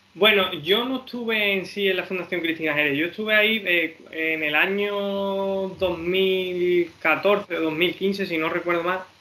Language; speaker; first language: Spanish; native; Spanish